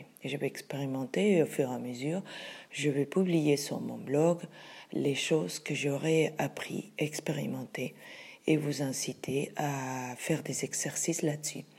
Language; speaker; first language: French; non-native, fluent; Spanish